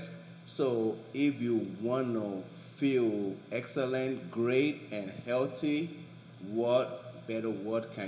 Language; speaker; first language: English; non-native, local second language; Yoruba